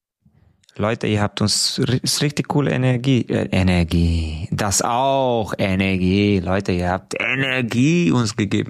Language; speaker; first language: German; non-native, fluent; Hungarian